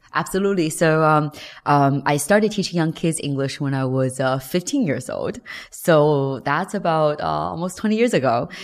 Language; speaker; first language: English; non-native, fluent; Chinese